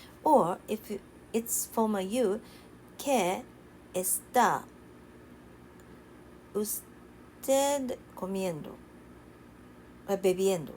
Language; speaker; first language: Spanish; non-native, learner; Japanese